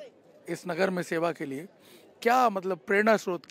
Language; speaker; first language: Hindi; native; Hindi